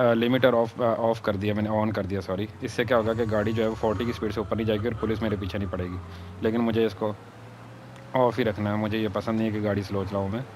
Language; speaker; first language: Urdu; native; Urdu